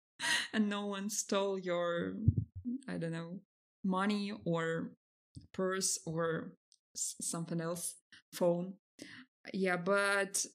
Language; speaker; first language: English; non-native, fluent; Russian